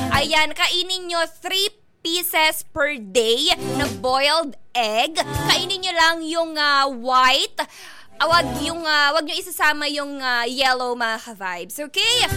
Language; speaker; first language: Filipino; non-native, local second language; Bikol